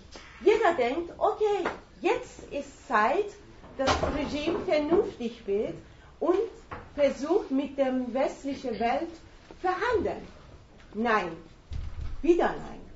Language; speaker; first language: German; non-native, fluent; Persian